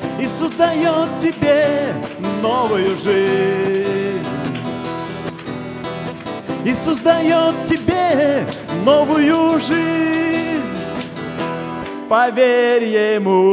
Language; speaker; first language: Russian; native; Russian